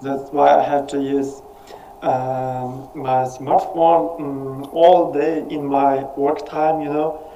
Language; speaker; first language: English; non-native, learner; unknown